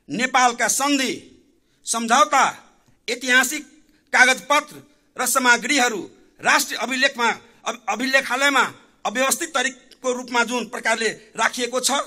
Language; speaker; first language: Nepali; non-native, local second language; Maithili